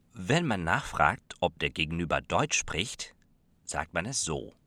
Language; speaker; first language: German; non-native, fluent; Dutch